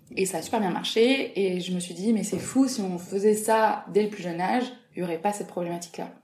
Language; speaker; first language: French; native; French